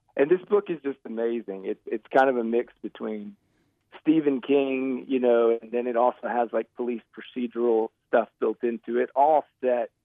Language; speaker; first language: English; native; English